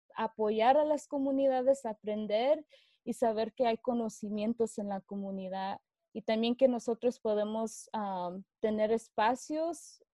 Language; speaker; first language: Spanish; early bilingual, heritage; Spanish